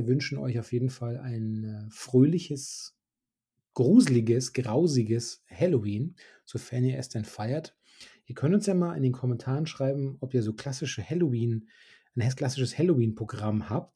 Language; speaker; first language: German; native; German